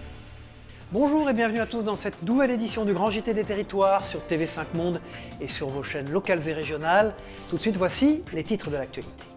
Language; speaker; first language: French; native; French